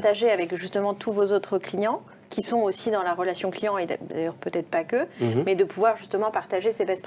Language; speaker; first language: French; native; French